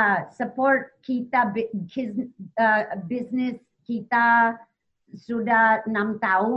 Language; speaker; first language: Indonesian; non-native, learner; English